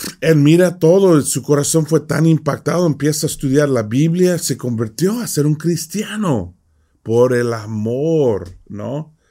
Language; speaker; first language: Spanish; early bilingual, heritage; Spanish